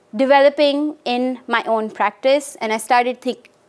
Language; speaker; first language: English; non-native, local second language; Hindi